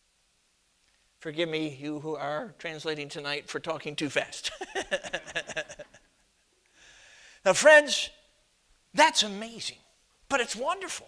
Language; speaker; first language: English; native; English